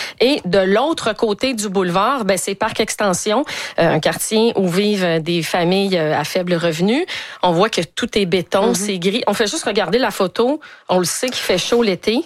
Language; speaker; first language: French; native; French